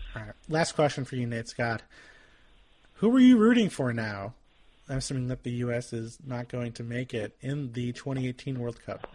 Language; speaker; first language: English; native; English